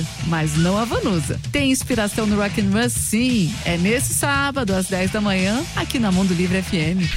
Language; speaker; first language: Portuguese; native; Portuguese